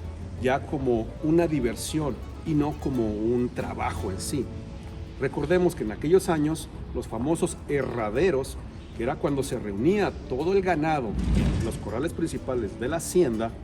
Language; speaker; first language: Spanish; native; Spanish